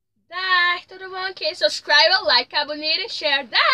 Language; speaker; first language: Dutch; early bilingual, other home language; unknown